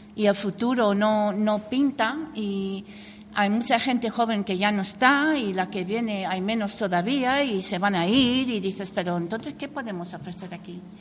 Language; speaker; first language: Spanish; non-native, fluent; English